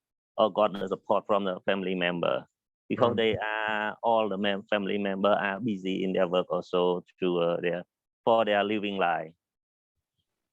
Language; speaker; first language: English; non-native, learner; Khmer